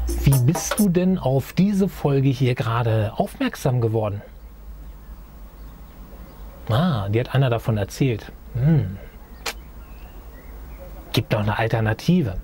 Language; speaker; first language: German; native; German